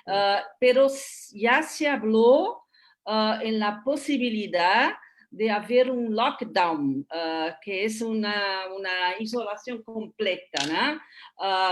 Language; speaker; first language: Spanish; non-native, fluent; Portuguese